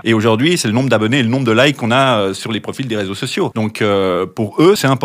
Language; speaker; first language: French; native; French